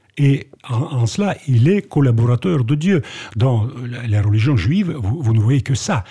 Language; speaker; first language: French; non-native, fluent; Russian